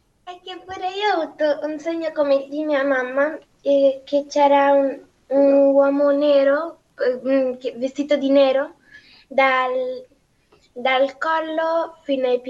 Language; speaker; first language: Italian; non-native, learner; Spanish